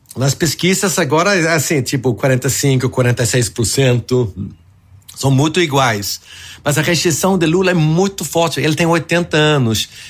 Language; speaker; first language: Portuguese; non-native, fluent; Swedish